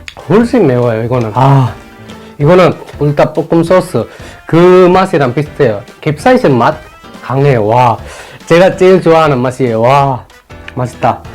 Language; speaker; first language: Korean; non-native, fluent; Sinhala